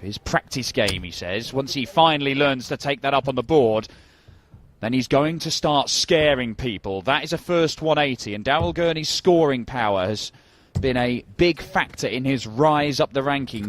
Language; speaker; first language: English; native; English